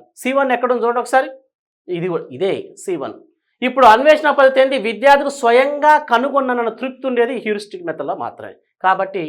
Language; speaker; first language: Telugu; native; Telugu